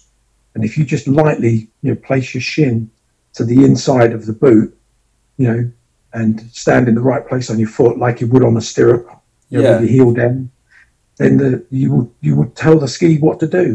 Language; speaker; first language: English; native; English